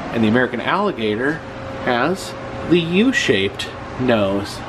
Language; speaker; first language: English; native; English